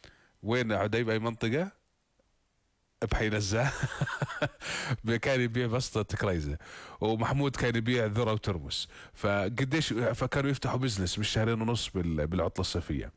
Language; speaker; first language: Arabic; native; Arabic